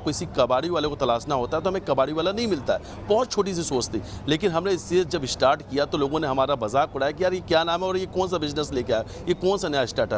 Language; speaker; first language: Hindi; native; Hindi